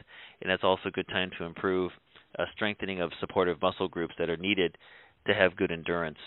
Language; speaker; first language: English; native; English